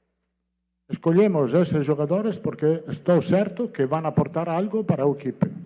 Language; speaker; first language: Portuguese; non-native, fluent; Italian